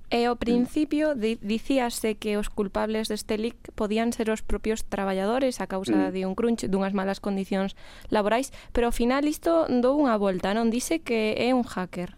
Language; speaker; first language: Galician; non-native, local second language; Spanish